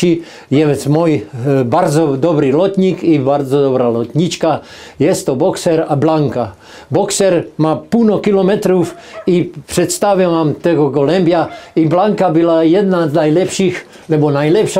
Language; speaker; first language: Polish; non-native, learner; Czech